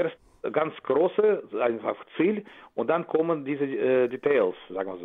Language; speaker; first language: German; non-native, fluent; Russian